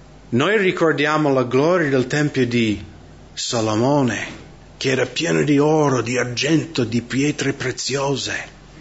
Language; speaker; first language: Italian; non-native, fluent; English